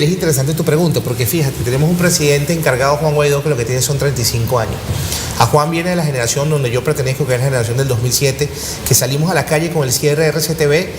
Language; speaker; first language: Spanish; native; Spanish